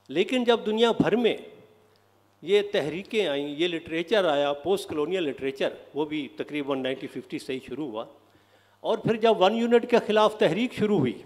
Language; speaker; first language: Urdu; non-native, local second language; Saraiki